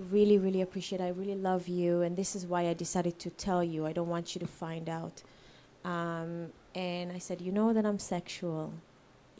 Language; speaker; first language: English; non-native, fluent; Hebrew